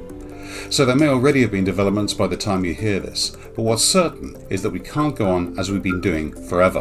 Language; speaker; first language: English; native; English